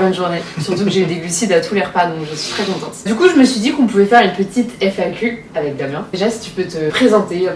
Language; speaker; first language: French; native; French